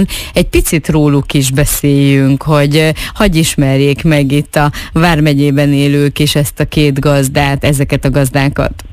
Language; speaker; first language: Hungarian; native; Hungarian